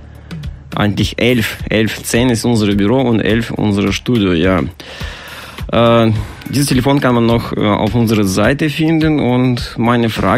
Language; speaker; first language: German; non-native, fluent; Russian